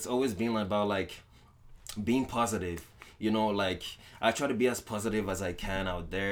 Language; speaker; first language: English; non-native, local second language; Yoruba